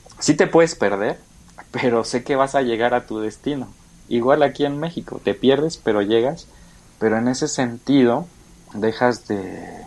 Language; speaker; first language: Spanish; native; Spanish